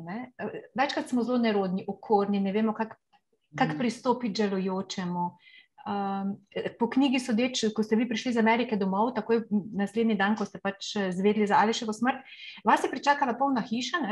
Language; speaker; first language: Slovenian; native; Slovenian